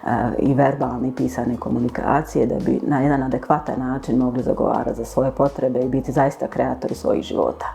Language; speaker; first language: Bosnian; native; Bosnian